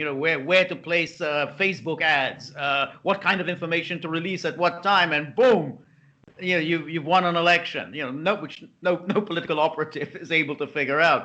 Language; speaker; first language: English; native; English